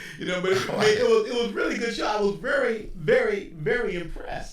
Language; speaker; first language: English; native; English